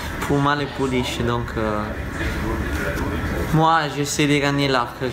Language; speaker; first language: French; non-native, fluent; Italian